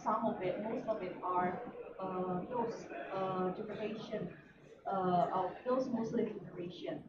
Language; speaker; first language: English; non-native, learner; Indonesian